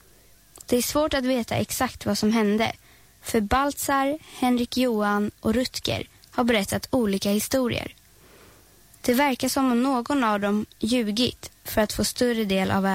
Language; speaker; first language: Swedish; native; Swedish